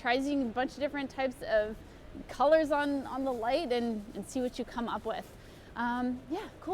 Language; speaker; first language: English; native; English